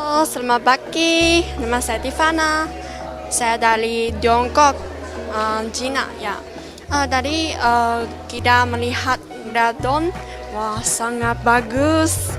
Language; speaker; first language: Indonesian; non-native, fluent; Chinese